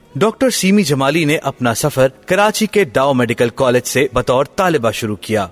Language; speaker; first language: Urdu; native; Urdu